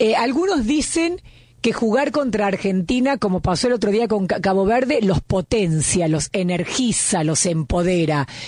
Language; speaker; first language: Spanish; native; Spanish